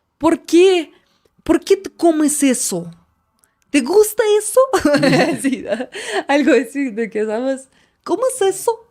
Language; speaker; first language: Spanish; non-native, fluent; Russian